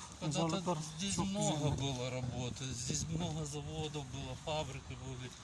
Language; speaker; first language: Russian; non-native, local second language; Ukrainian